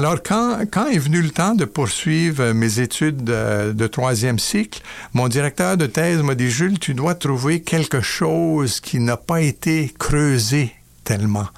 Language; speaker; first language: French; native; French